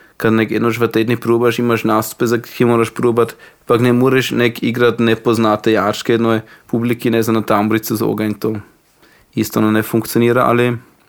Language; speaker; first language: Slovenian; non-native, learner; Croatian